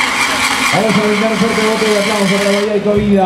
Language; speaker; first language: Spanish; native; Spanish